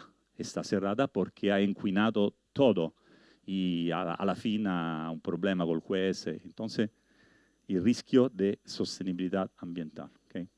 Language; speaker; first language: Spanish; non-native, learner; Italian